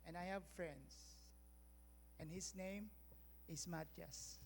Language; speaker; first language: English; non-native, local second language; Filipino